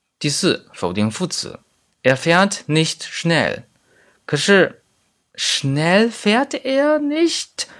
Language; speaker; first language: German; non-native, fluent; Chinese